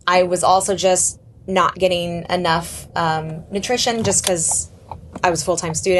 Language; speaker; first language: English; native; English